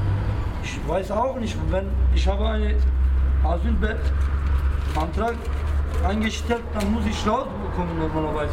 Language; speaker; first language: German; non-native, learner; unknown